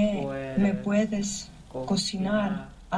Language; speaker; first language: Spanish; non-native, learner; English